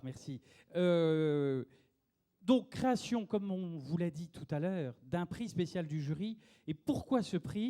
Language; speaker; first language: French; native; French